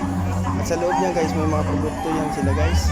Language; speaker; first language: Filipino; non-native, local second language; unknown